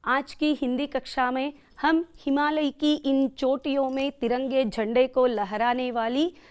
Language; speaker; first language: Hindi; non-native, local second language; Kannada